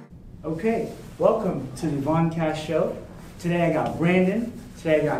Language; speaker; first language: English; native; English